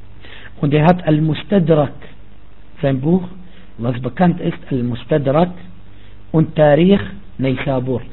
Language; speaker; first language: German; non-native, fluent; Arabic